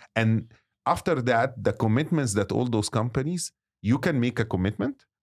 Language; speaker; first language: English; non-native, fluent; Arabic